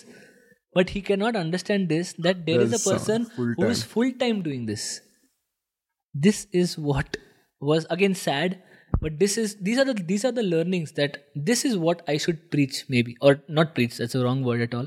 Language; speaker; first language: English; non-native, local second language; Marathi